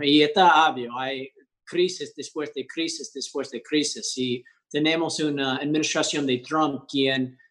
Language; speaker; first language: Spanish; early bilingual, heritage; English